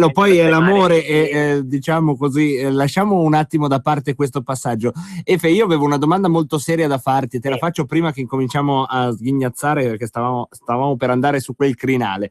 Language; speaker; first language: Italian; native; Italian